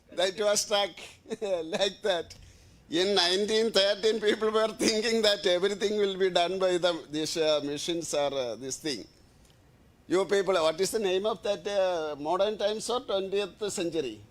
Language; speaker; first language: English; non-native, local second language; Malayalam